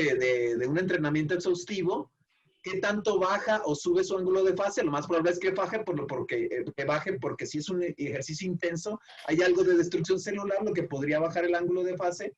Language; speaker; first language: Spanish; native; Spanish